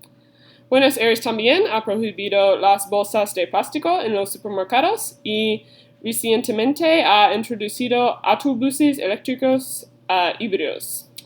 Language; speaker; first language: Spanish; non-native, learner; English